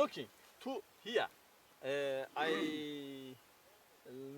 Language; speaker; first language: English; non-native, learner; Turkish